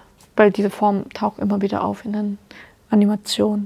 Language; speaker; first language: German; non-native, fluent; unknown